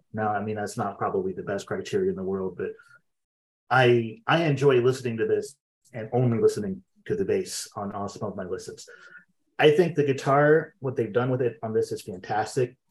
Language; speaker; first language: English; native; English